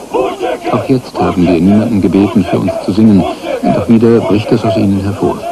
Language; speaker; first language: German; native; German